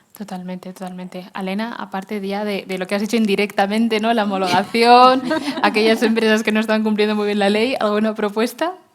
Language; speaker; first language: Spanish; native; Spanish